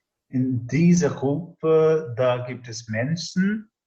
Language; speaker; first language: German; non-native, learner; English